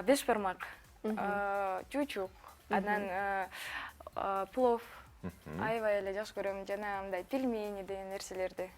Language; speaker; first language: Kyrgyz; non-native, local second language; Uyghur